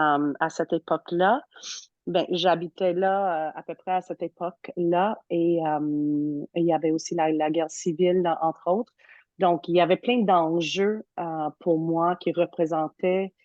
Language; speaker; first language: French; native; French